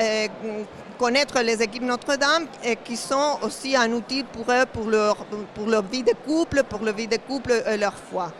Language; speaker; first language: French; non-native, fluent; Spanish